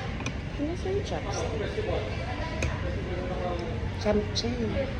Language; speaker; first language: Filipino; native; Filipino